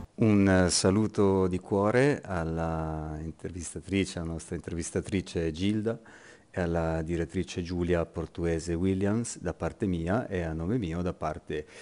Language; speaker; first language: Italian; native; Italian